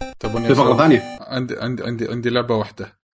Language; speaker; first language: Arabic; native; Arabic